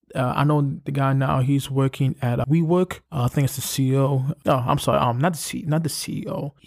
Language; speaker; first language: English; native; English